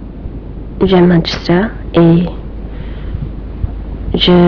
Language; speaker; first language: French; non-native, learner; English